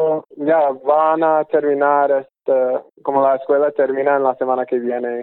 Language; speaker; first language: Spanish; non-native, fluent; English